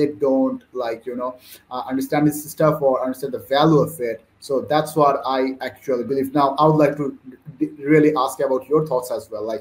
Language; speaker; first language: English; non-native, local second language; Bangla